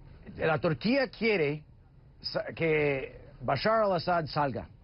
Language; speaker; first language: Spanish; non-native, fluent; English